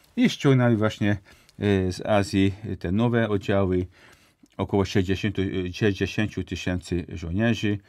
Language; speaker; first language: Polish; non-native, fluent; Hungarian